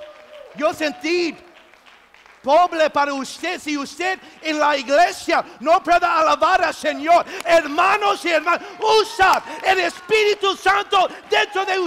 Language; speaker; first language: Spanish; non-native, local second language; English